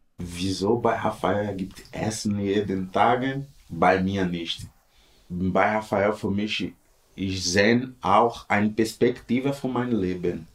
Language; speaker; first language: German; non-native, learner; Portuguese